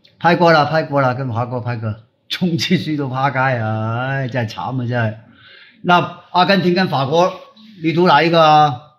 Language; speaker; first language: Chinese; non-native, local second language; Cantonese